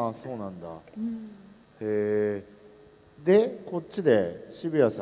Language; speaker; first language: Japanese; native; Japanese